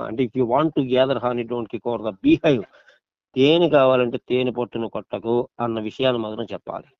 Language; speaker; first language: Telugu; non-native, local second language; Odia